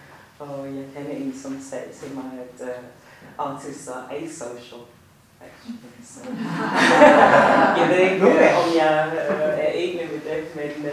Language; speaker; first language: Danish; non-native, fluent; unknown